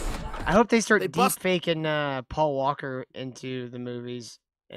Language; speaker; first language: English; native; English